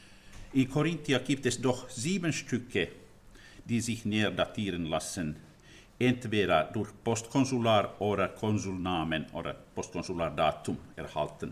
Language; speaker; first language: German; non-native, fluent; Finnish